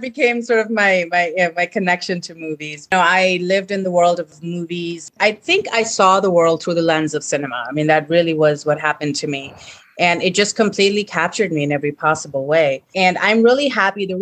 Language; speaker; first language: English; non-native, local second language; Hindi